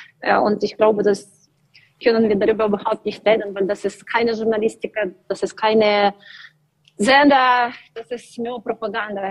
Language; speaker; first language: German; non-native, learner; Ukrainian